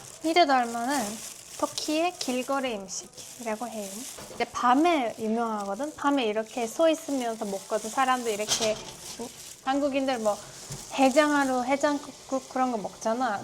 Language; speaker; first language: Korean; non-native, learner; Turkish